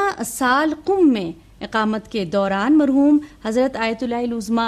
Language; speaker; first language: Urdu; native; Urdu